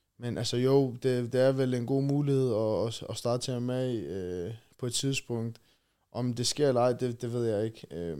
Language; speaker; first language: Danish; early bilingual, other home language; Chechen